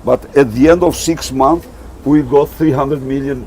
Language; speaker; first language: English; non-native, learner; Albanian